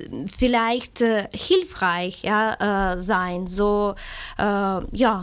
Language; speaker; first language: German; non-native, learner; Ukrainian